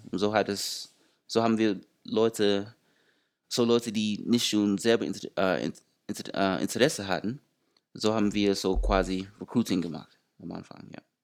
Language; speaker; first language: German; non-native, fluent; English